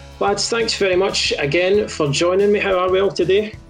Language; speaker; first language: English; native; English